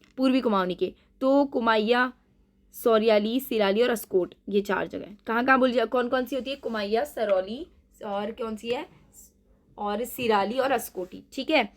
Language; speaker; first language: Hindi; native; Hindi